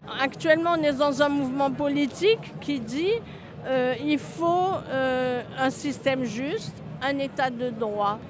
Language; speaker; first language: French; non-native, local second language; Arabic